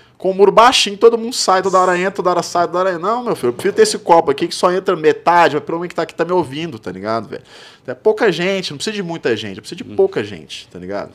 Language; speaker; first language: Portuguese; native; Portuguese